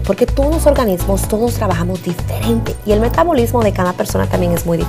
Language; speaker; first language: Spanish; native; Spanish